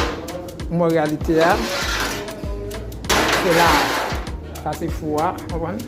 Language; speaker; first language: French; non-native, learner; Haitian Creole